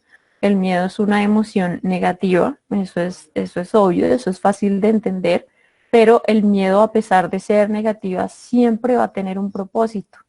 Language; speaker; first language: Spanish; native; Spanish